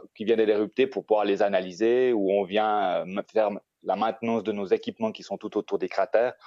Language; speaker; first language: French; native; French